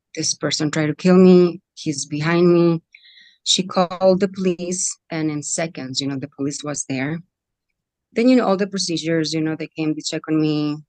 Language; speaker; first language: English; non-native, fluent; Spanish